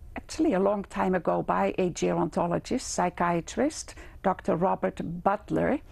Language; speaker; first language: English; non-native, fluent; Dutch